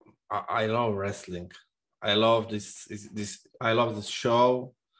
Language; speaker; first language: English; non-native, learner; Czech